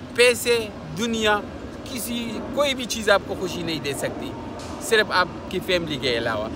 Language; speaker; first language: Urdu; non-native, local second language; Pashto